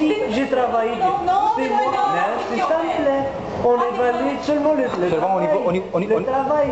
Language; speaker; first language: French; non-native, learner; Romanian